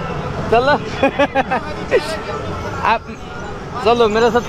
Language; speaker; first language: Hindi; non-native, learner; Bangla